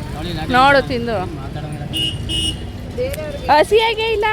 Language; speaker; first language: Kannada; native; Kannada